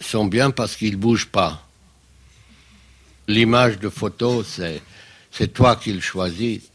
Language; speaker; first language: French; non-native, fluent; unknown